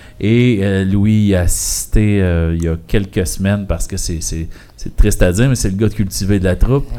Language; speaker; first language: French; native; French